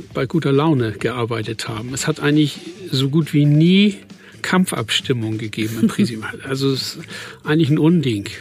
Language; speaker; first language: German; native; German